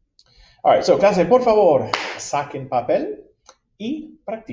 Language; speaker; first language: Spanish; non-native, fluent; English